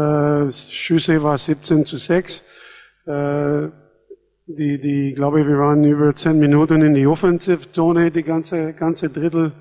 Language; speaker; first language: German; non-native, fluent; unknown